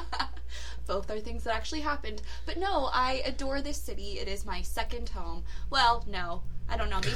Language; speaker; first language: English; native; English